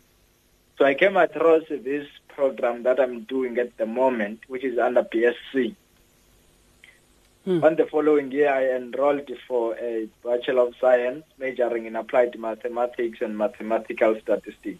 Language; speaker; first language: English; non-native, local second language; Xhosa